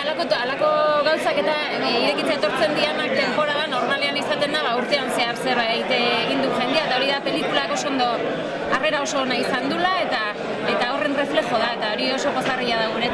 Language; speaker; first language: Basque; native; Basque